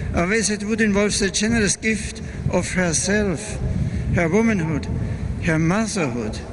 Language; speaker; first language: English; non-native, fluent; German